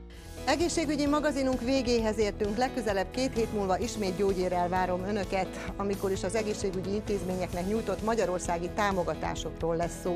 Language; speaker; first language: Hungarian; native; Hungarian